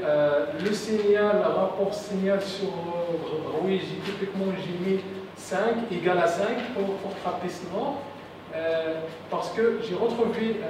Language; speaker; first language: French; non-native, local second language; Arabic